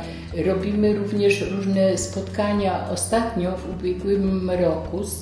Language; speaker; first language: Polish; native; Polish